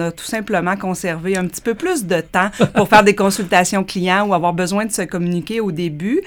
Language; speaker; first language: French; native; French